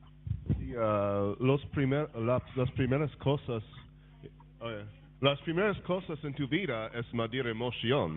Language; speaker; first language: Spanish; non-native, learner; English